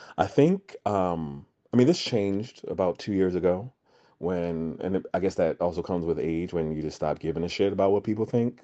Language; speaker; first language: English; native; English